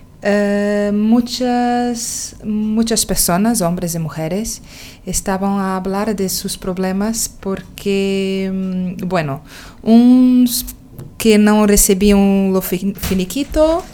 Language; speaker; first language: Spanish; non-native, learner; Portuguese